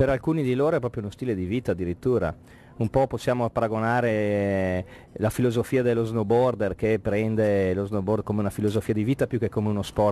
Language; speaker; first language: Italian; native; Italian